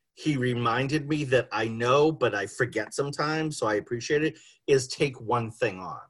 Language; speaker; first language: English; native; English